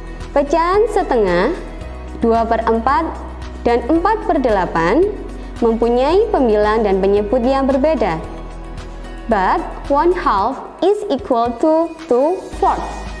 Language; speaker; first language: English; non-native, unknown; Indonesian